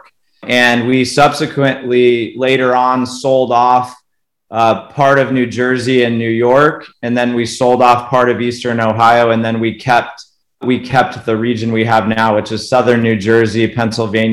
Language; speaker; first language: English; native; English